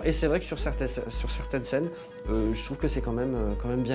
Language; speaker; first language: French; native; French